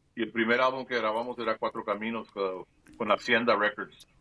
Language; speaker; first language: Spanish; early bilingual, heritage; Spanish